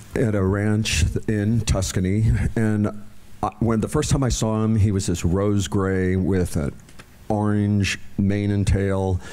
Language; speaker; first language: English; native; English